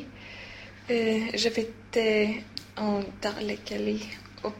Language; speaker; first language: French; non-native, learner; Swedish